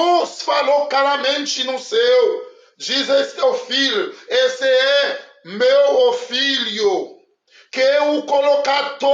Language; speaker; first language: Portuguese; non-native, learner; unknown